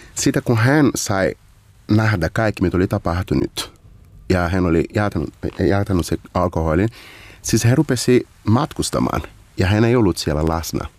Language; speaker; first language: Finnish; non-native, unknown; Portuguese